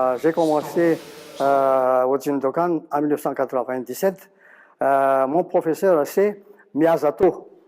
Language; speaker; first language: French; non-native, local second language; Malagasy